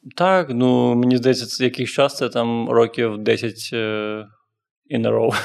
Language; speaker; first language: Ukrainian; non-native, local second language; Russian